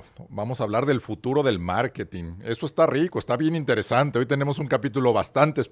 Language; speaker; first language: Spanish; native; Spanish